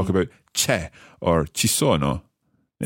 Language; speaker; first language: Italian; non-native, fluent; English